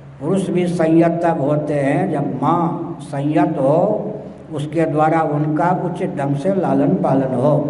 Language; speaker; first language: Hindi; non-native, local second language; Maithili